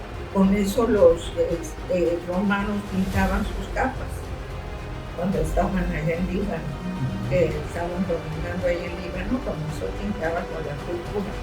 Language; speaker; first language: Spanish; non-native, fluent; Arabic